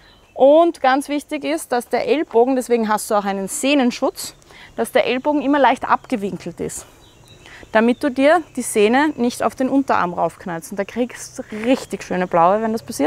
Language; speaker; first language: German; native; German